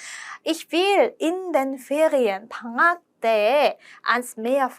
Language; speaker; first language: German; non-native, fluent; Korean